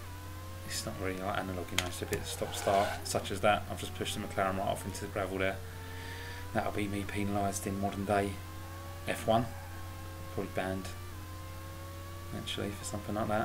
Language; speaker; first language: English; native; English